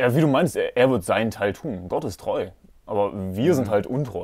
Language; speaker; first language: German; native; German